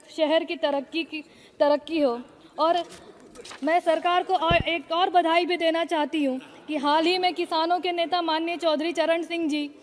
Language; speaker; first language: Hindi; native; Hindi